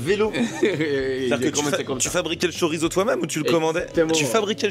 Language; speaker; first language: French; native; French